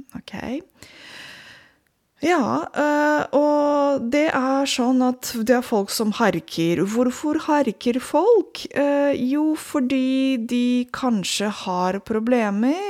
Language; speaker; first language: Norwegian; non-native, fluent; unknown